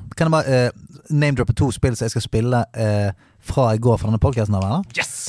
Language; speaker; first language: Norwegian; native; Norwegian